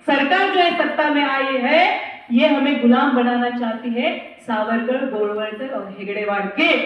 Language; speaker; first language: Hindi; non-native, local second language; Marathi